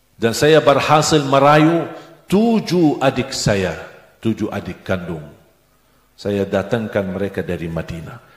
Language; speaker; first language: Indonesian; non-native, fluent; Arabic